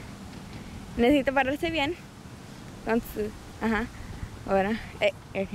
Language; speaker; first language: Spanish; non-native, learner; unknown